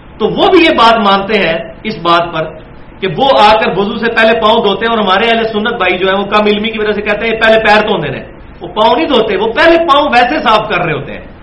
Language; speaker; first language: Urdu; non-native, local second language; Punjabi